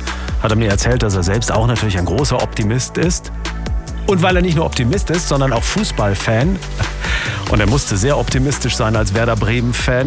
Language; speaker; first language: German; native; German